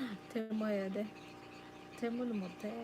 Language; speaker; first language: Korean; non-native, learner; Filipino